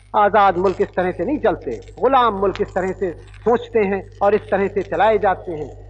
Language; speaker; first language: Hindi; native; Hindi